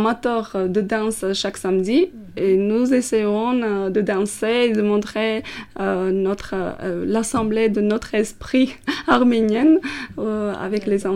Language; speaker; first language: French; non-native, fluent; Armenian